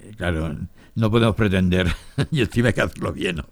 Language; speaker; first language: Spanish; native; Spanish